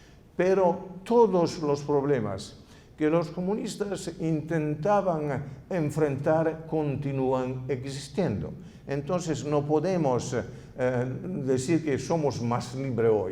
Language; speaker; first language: Spanish; non-native, fluent; Italian